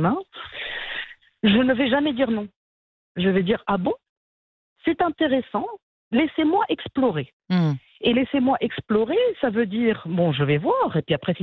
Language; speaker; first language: French; non-native, local second language; Arabic